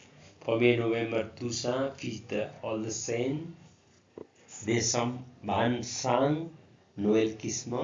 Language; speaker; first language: French; non-native, learner; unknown